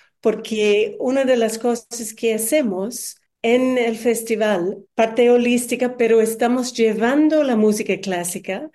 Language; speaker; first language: Spanish; non-native, fluent; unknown